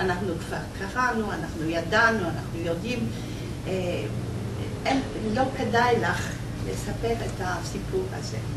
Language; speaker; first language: Hebrew; non-native, fluent; Polish